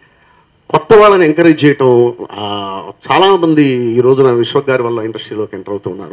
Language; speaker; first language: Telugu; native; Telugu